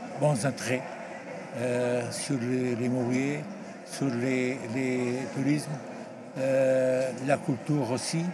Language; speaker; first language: French; non-native, learner; Portuguese